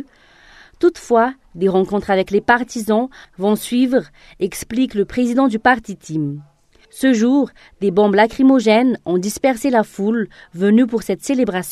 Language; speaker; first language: French; non-native, local second language; Malagasy